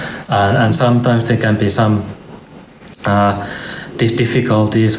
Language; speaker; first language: English; non-native, fluent; Finnish